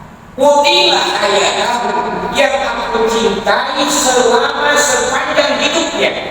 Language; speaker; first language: Indonesian; non-native, local second language; Sundanese